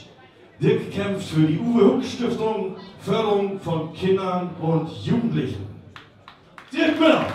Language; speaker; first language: German; native; German